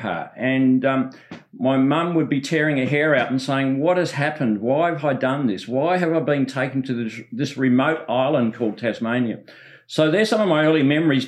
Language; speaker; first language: English; native; English